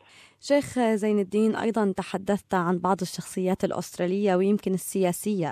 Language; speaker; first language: Arabic; native; Arabic